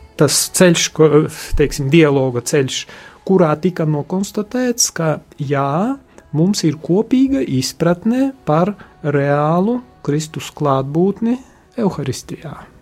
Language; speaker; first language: Latvian; early bilingual, heritage; Latvian